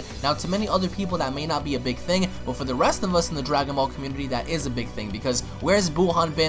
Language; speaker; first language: English; native; English